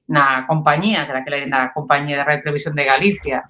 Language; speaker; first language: Galician; native; Galician